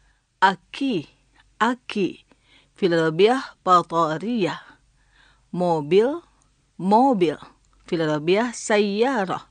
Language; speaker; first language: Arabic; non-native, fluent; Indonesian